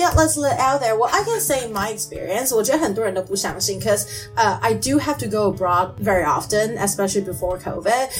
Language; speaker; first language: English; non-native, fluent; Chinese